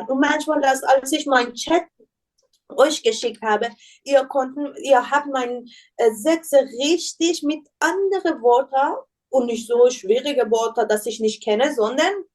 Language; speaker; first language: German; non-native, learner; Persian